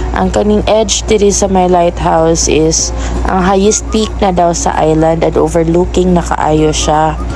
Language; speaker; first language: Filipino; non-native, local second language; Cebuano